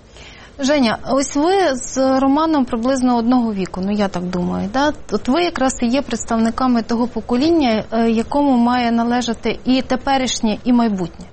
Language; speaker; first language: Ukrainian; native; Ukrainian